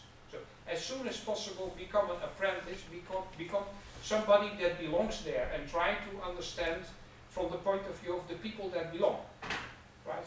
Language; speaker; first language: English; non-native, fluent; Dutch